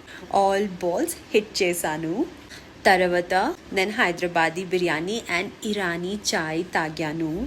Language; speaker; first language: Telugu; non-native, learner; Kannada